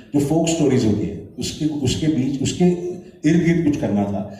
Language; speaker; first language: Hindi; non-native, local second language; Marathi